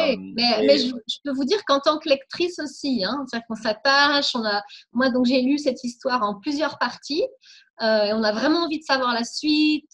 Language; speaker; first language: French; native; French